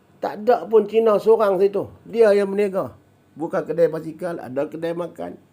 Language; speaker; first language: Malay; native; Malay